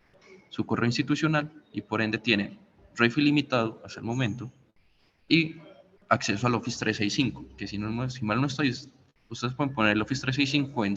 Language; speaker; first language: Spanish; native; Spanish